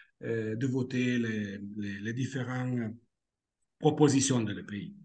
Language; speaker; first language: French; non-native, fluent; Italian